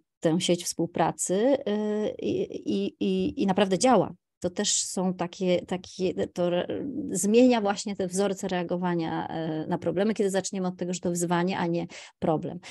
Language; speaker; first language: Polish; native; Polish